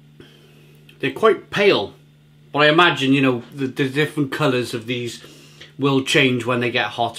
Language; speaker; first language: English; native; English